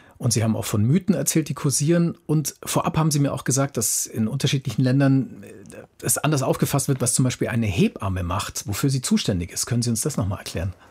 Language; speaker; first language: German; native; German